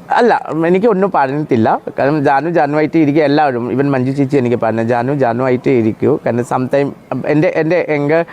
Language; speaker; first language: Malayalam; non-native, local second language; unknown